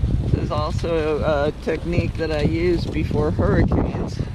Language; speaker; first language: English; native; English